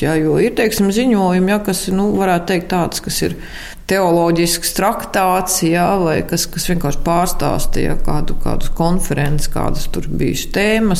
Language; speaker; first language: Latvian; native; Latvian